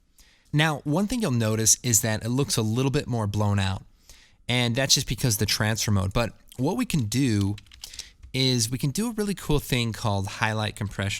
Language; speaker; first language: English; native; English